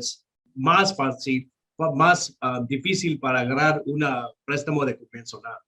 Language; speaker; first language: Spanish; non-native, local second language; English